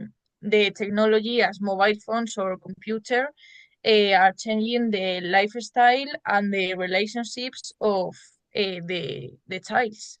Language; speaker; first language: English; non-native, learner; Spanish